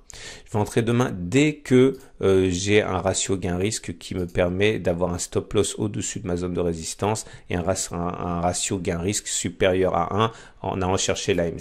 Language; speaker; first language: French; native; French